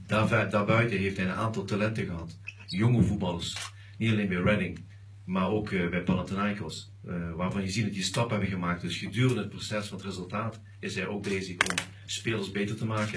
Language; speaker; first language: Dutch; native; Dutch